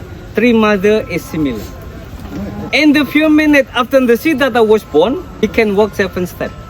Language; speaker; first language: English; non-native, learner; Indonesian